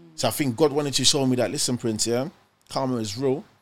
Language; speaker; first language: English; early bilingual, other home language; German